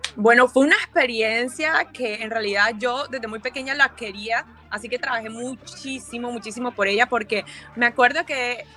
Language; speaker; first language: Spanish; native; Spanish